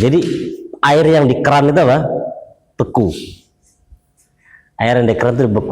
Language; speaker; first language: Indonesian; native; Indonesian